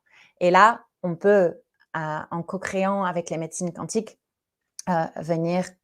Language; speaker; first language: French; native; French